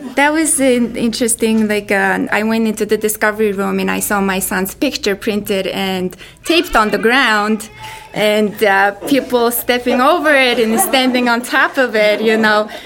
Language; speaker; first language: English; non-native, fluent; Mongolian